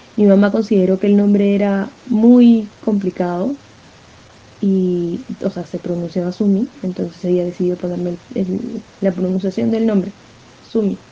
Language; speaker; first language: Spanish; native; Spanish